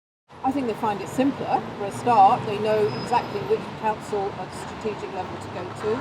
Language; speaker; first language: English; native; English